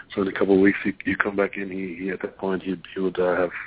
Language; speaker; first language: English; non-native, fluent; German